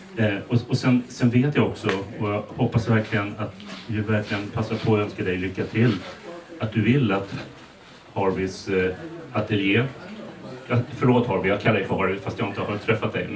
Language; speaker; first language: Swedish; native; Swedish